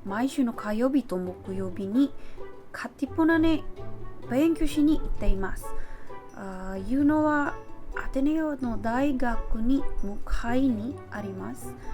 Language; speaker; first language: Japanese; non-native, learner; Filipino